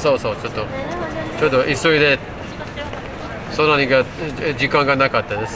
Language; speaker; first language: Japanese; non-native, learner; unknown